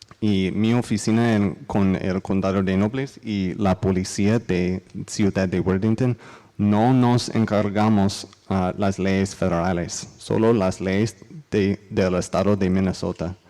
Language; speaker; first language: Spanish; non-native, learner; English